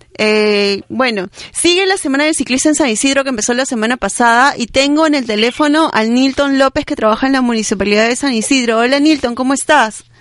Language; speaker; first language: Spanish; native; Spanish